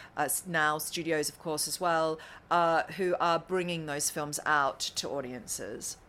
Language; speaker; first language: English; native; English